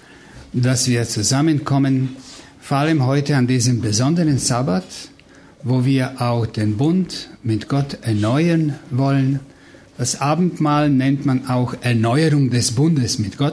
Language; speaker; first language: German; non-native, fluent; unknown